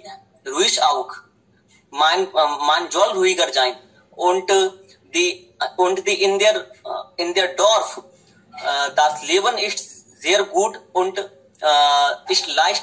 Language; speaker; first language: German; non-native, learner; Hindi